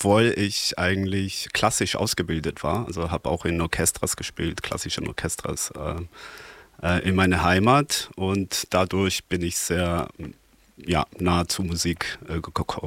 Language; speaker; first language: German; non-native, fluent; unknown